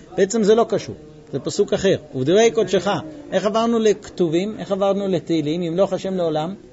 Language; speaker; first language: Hebrew; non-native, fluent; English